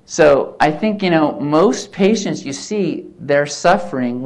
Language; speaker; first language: English; native; English